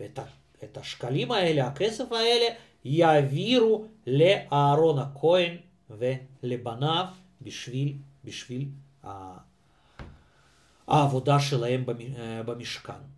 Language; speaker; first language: Hebrew; non-native, fluent; Russian